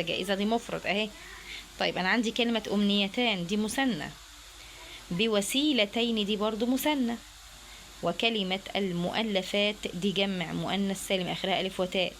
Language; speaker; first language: Arabic; native; Arabic